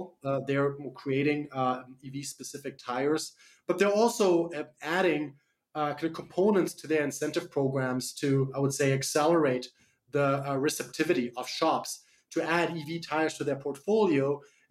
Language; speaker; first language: English; non-native, fluent; German